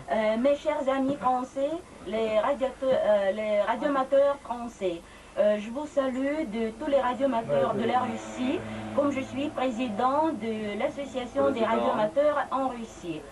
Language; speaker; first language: French; non-native, fluent; Russian